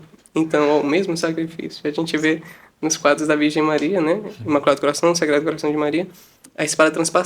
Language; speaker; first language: Portuguese; native; Portuguese